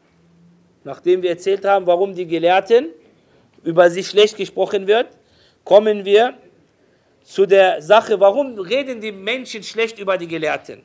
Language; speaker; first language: German; non-native, fluent; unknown